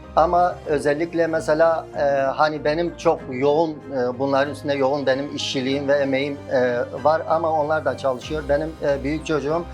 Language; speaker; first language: Turkish; native; Turkish